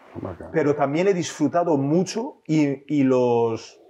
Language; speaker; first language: Spanish; early bilingual, heritage; French